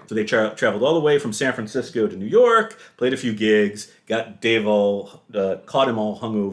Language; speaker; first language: English; native; English